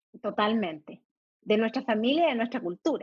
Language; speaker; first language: Spanish; early bilingual, heritage; Spanish